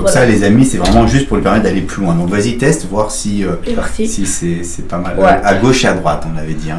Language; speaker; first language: French; native; French